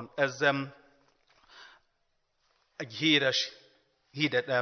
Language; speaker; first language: Hungarian; non-native, learner; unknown